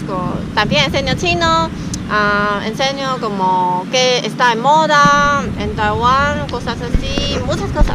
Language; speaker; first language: Spanish; non-native, learner; Chinese